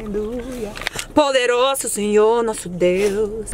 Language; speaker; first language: Portuguese; non-native, learner; English